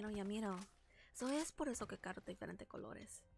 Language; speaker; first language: Spanish; early bilingual, heritage; Spanish